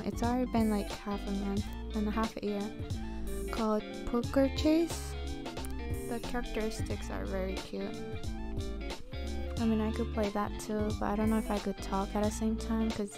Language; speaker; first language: English; early bilingual, other home language; Japanese